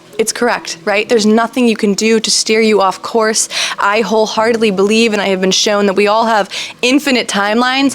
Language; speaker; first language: English; native; English